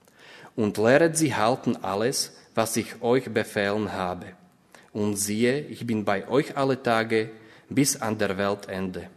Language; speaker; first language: German; non-native, fluent; Slovak